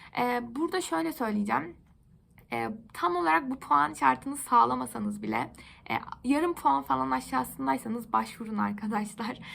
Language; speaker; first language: Turkish; native; Turkish